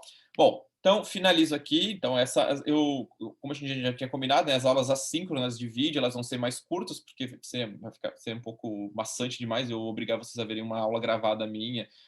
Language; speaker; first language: Portuguese; native; Portuguese